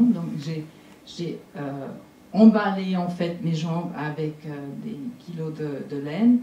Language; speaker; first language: French; non-native, local second language; German